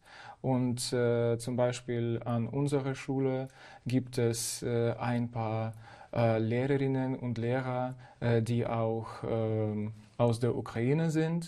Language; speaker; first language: German; non-native, fluent; Ukrainian